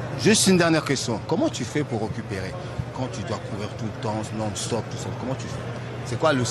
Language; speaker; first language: French; native; French